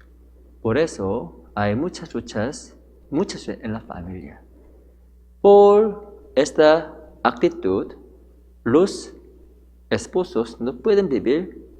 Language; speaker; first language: Spanish; non-native, fluent; Korean